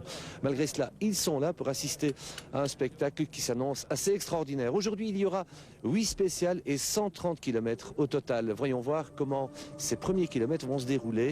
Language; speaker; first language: French; native; French